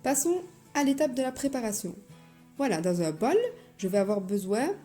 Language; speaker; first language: French; non-native, local second language; Arabic